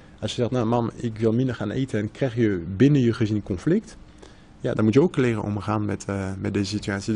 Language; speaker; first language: Dutch; non-native, fluent; French